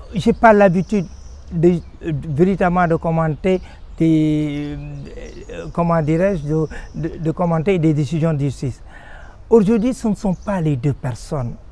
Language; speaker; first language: French; non-native, local second language; Wolof